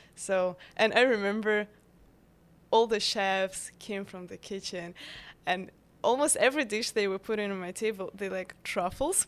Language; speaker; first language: English; non-native, fluent; Russian